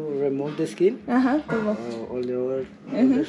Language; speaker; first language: English; non-native, learner; Spanish